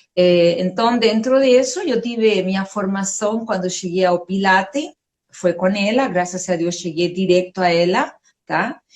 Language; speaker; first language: Portuguese; non-native, fluent; Spanish